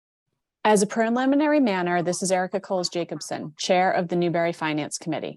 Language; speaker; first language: English; native; English